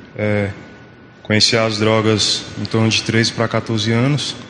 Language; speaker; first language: Portuguese; native; Portuguese